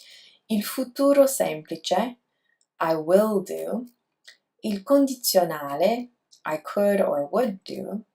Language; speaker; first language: Italian; non-native, learner; English